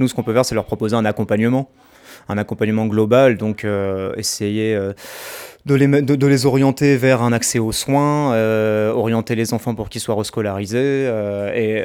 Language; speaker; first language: French; native; French